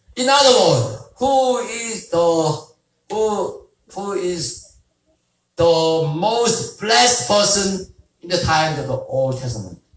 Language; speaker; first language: English; non-native, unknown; Korean